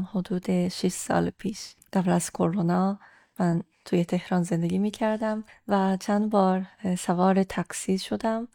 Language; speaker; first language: Persian; non-native, fluent; Japanese